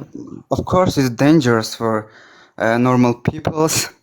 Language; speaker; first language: English; non-native, learner; Armenian